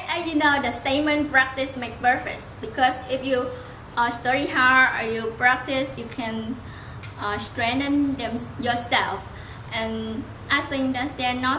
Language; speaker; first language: English; non-native, learner; Vietnamese